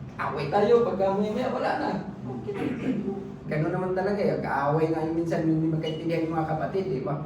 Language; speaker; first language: Filipino; non-native, local second language; Cebuano